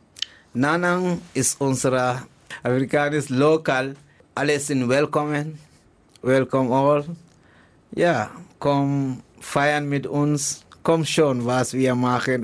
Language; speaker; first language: German; non-native, learner; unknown